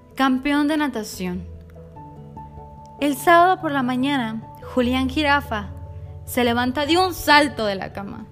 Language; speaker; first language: Spanish; native; Spanish